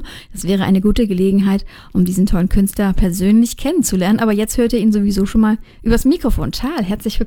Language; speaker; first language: German; native; German